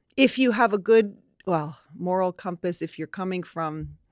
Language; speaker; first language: English; native; English